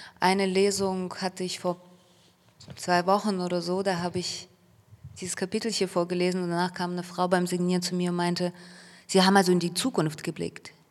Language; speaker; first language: German; early bilingual, other home language; Russian